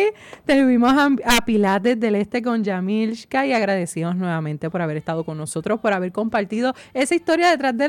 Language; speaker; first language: Spanish; native; Spanish